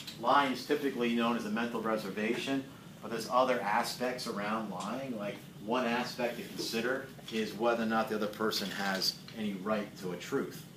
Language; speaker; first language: English; native; English